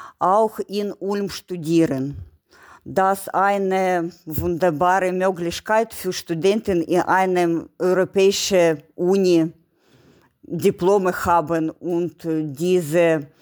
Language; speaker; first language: German; non-native, learner; Ukrainian